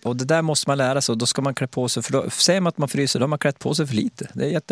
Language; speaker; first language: Swedish; native; Swedish